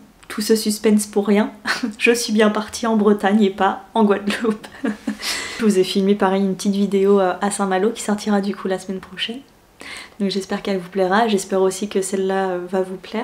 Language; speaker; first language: French; native; French